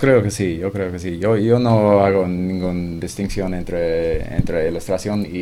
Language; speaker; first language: Spanish; non-native, fluent; English